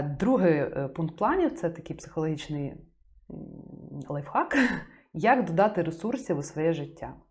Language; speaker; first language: Ukrainian; native; Ukrainian